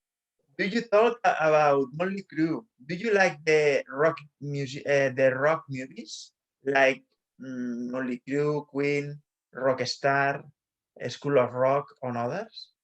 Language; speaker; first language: English; non-native, learner; Spanish